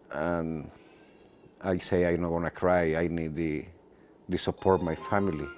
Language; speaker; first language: English; non-native, learner; Spanish